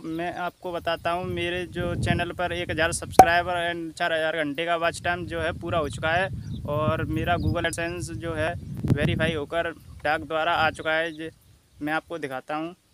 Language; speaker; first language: Hindi; native; Hindi